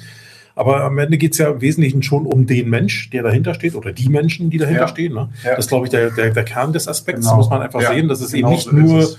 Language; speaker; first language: German; native; German